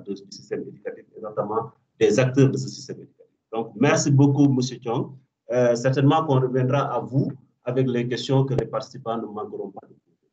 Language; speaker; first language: French; non-native, local second language; Wolof